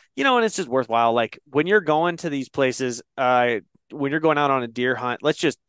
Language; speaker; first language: English; native; English